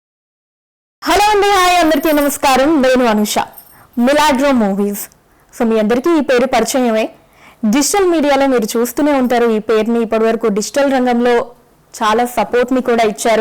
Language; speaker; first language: Telugu; native; Telugu